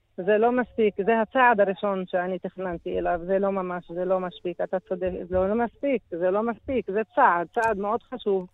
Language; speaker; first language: Hebrew; non-native, local second language; Arabic